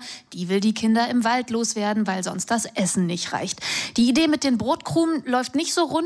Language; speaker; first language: German; native; German